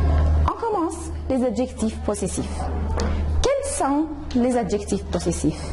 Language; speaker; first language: French; non-native, fluent; Arabic